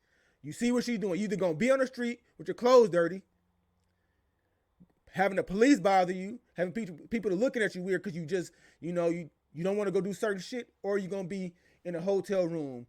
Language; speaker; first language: English; native; English